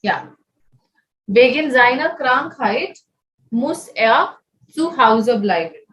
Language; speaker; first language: German; non-native, fluent; Hindi